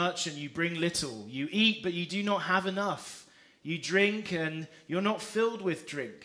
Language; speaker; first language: English; native; English